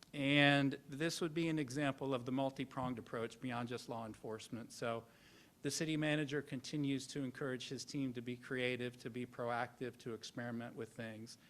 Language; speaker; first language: English; native; English